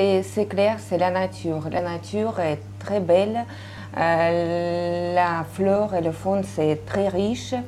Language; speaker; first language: French; non-native, fluent; Russian